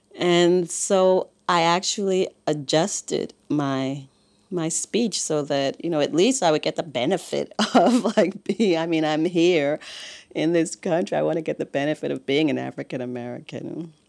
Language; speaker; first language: English; native; English